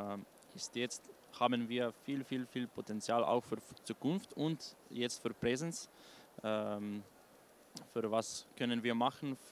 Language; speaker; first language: German; non-native, learner; Slovenian